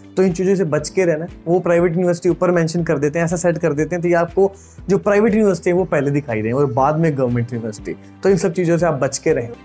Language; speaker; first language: Hindi; native; Hindi